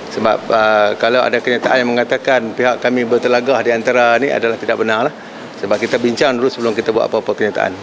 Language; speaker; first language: Malay; native; Malay